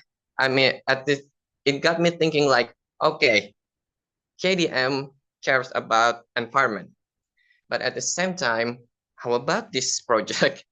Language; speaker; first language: English; non-native, local second language; Indonesian